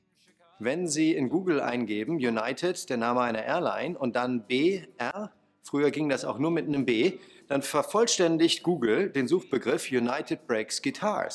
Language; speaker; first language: German; native; German